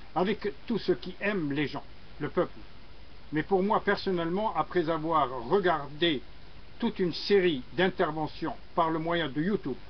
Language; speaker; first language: French; non-native, local second language; Arabic